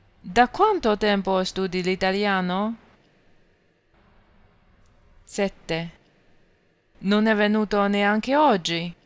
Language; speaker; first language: Italian; non-native, fluent; Chinese